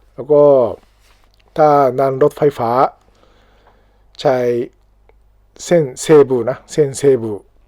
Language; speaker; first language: Thai; non-native, learner; Japanese